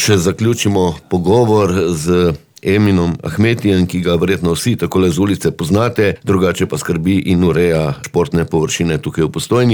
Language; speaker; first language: Slovenian; native; Slovenian